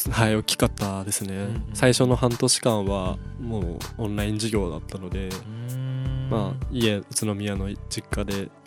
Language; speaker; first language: Japanese; native; Japanese